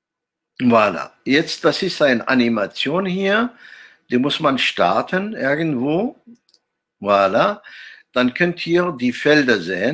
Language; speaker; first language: German; non-native, fluent; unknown